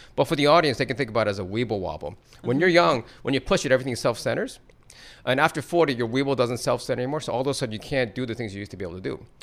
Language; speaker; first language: English; native; English